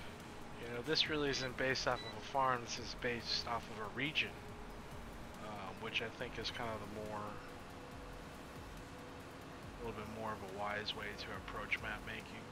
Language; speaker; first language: English; native; English